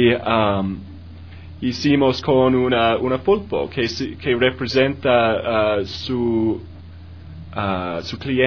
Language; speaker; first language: Spanish; non-native, learner; English